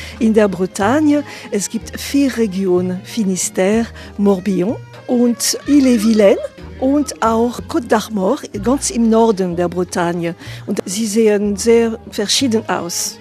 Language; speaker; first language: German; non-native, fluent; French